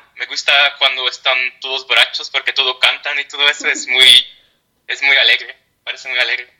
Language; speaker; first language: Spanish; non-native, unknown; Dutch